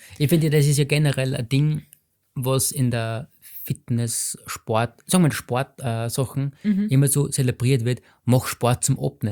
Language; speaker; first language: German; native; German